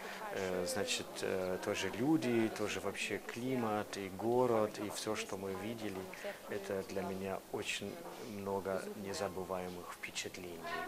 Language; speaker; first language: Russian; non-native, fluent; German